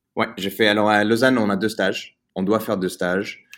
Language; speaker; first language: French; early bilingual, heritage; French